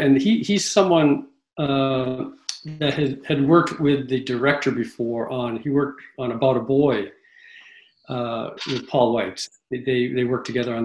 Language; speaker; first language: English; native; English